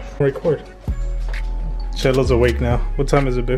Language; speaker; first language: English; early bilingual, other home language; Spanish